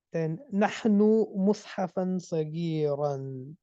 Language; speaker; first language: Arabic; non-native, fluent; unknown